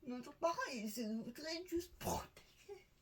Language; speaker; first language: French; non-native, learner; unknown